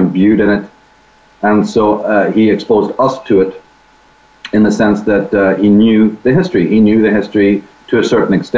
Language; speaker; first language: English; native; English